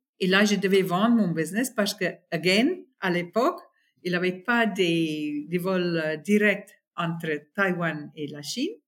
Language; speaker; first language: French; non-native, fluent; Afrikaans